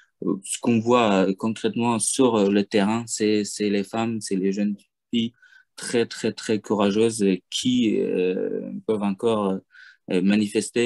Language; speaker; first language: French; non-native, fluent; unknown